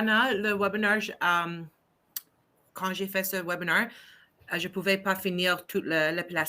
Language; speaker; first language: French; non-native, fluent; English